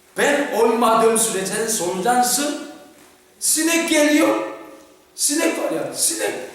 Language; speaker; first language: Turkish; non-native, fluent; Korean